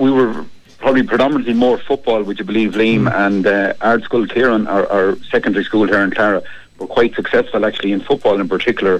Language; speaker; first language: English; native; English